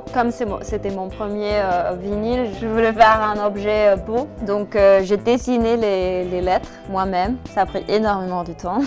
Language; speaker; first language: French; non-native, fluent; Danish